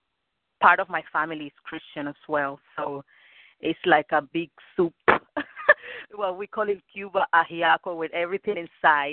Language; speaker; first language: English; non-native, fluent; Spanish